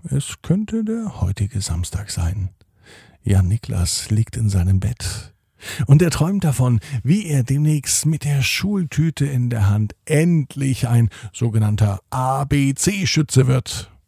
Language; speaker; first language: German; native; German